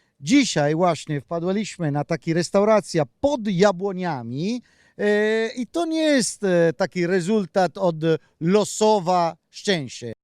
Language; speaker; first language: Polish; non-native, learner; Italian